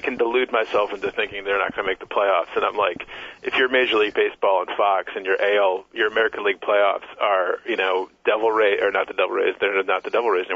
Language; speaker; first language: English; native; English